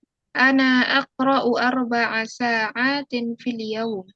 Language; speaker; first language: Arabic; non-native, fluent; Indonesian